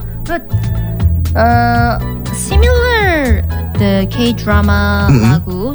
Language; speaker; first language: English; non-native, learner; Korean